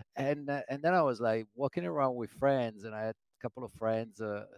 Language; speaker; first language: English; non-native, fluent; Italian